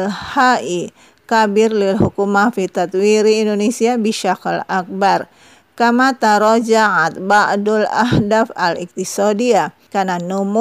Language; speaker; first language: Arabic; non-native, fluent; Indonesian